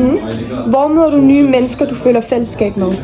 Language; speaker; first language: Danish; native; Danish